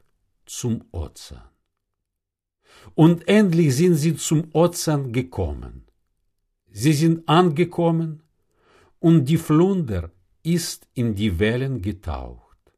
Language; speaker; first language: German; non-native, fluent; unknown